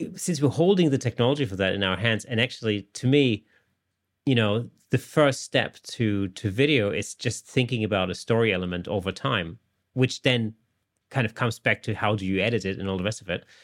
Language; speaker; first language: English; non-native, fluent; German